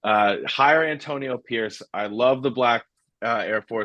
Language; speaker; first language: English; native; English